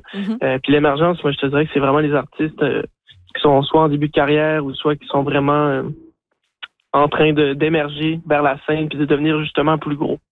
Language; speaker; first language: French; native; French